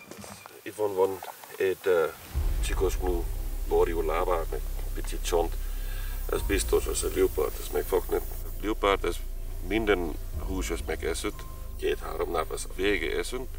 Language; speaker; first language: Hungarian; non-native, learner; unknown